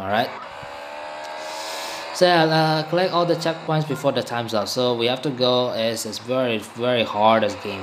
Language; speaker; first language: English; non-native, learner; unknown